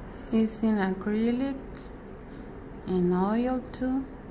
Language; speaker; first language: English; non-native, learner; Spanish